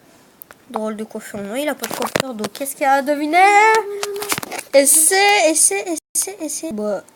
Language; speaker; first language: French; native; French